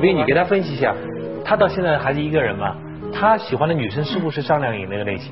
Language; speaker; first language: Chinese; native; Chinese